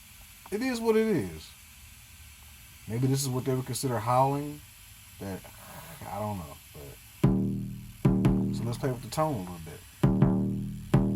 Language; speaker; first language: English; native; English